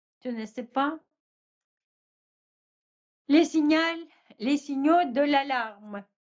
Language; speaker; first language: French; non-native, fluent; Russian